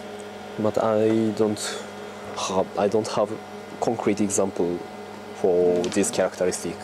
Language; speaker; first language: English; non-native, learner; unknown